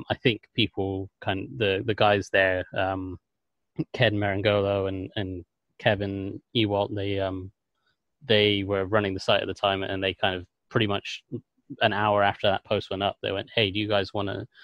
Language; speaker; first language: English; native; English